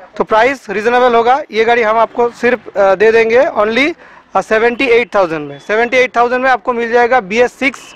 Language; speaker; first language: Hindi; non-native, local second language; Bangla